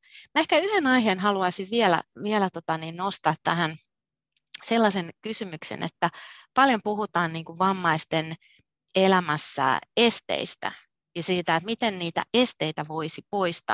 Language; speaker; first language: Finnish; native; Finnish